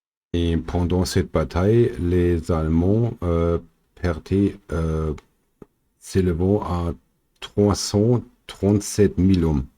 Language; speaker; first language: French; non-native, fluent; German